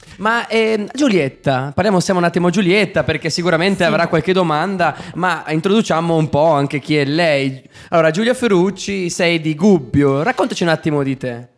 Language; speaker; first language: Italian; native; Italian